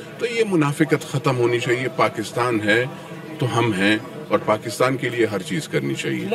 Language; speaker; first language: Urdu; non-native, local second language; Pashto